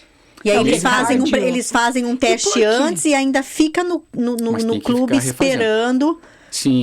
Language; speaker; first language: Portuguese; native; Portuguese